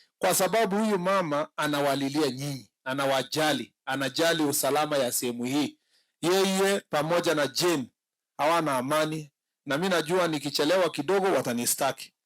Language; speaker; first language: Swahili; non-native, local second language; Kalenjin